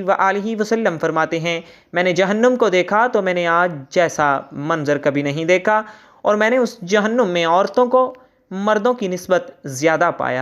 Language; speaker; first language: Urdu; native; Urdu